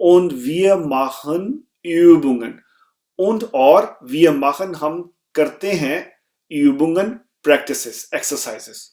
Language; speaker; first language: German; non-native, fluent; Urdu